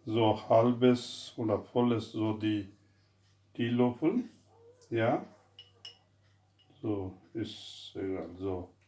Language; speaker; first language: German; non-native, fluent; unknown